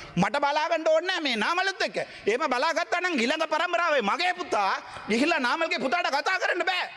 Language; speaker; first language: Sinhala; non-native, local second language; Tamil